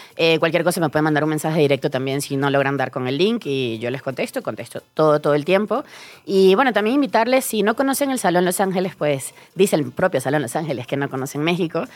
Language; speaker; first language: Spanish; native; Spanish